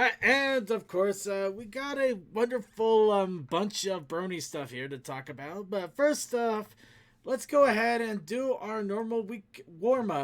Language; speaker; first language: English; native; English